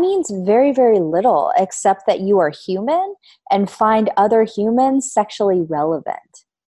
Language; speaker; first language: English; native; English